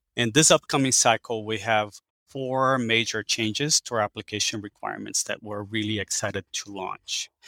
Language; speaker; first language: English; early bilingual, other home language; Portuguese